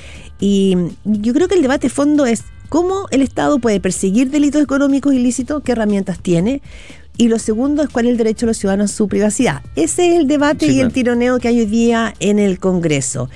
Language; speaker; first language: Spanish; native; Spanish